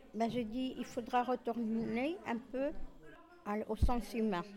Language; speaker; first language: French; non-native, local second language; Arabic